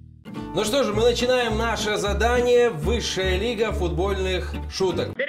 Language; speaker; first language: Russian; native; Russian